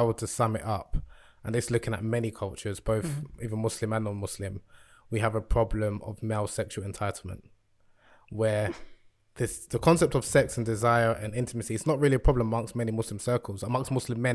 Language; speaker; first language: English; native; English